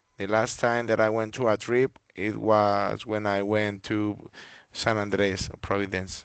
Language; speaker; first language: English; non-native, fluent; Spanish